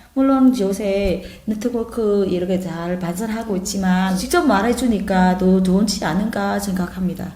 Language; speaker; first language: Korean; non-native, fluent; Vietnamese